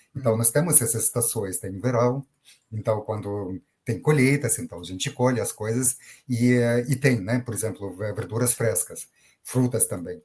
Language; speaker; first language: Portuguese; non-native, fluent; Ukrainian